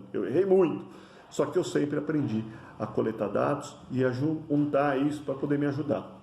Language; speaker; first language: Portuguese; native; Portuguese